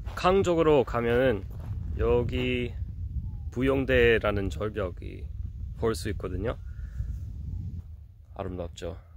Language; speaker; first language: Korean; non-native, fluent; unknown